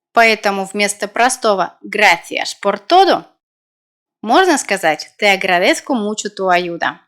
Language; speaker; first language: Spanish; non-native, fluent; Russian